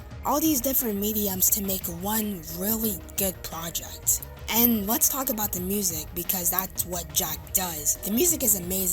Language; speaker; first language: English; native; English